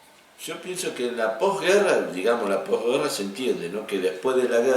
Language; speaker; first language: Spanish; native; Spanish